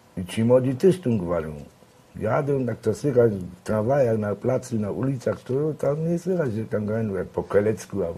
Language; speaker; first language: Polish; native; Polish